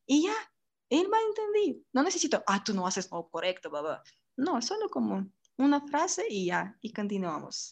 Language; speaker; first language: Spanish; non-native, learner; Russian